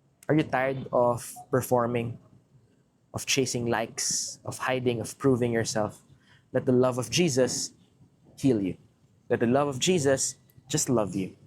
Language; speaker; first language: English; non-native, local second language; Filipino